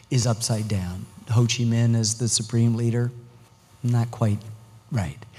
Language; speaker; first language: English; native; English